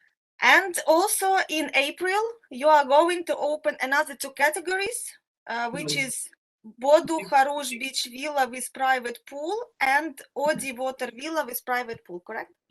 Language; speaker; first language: English; non-native, fluent; Russian